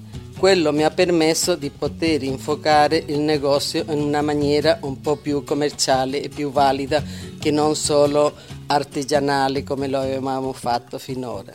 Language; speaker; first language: Italian; early bilingual, heritage; Italian